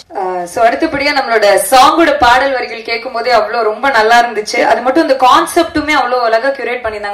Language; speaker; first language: Tamil; native; Tamil